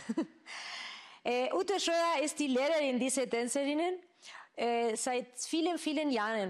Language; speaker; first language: German; non-native, fluent; Spanish